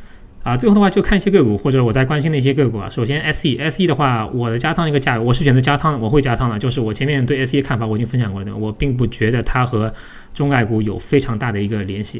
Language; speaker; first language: Chinese; native; Chinese